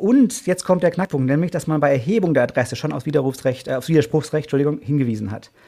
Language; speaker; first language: German; native; German